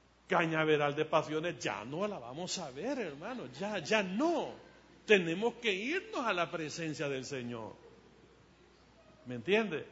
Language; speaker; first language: Spanish; native; Spanish